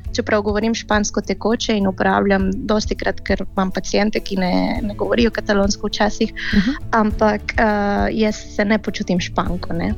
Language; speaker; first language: Slovenian; early bilingual, heritage; Slovenian